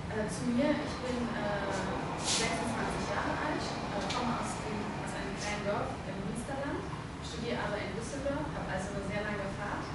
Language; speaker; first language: German; early bilingual, other home language; Armenian